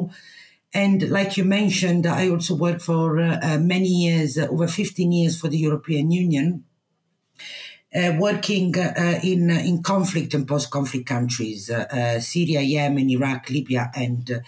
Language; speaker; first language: English; non-native, fluent; Italian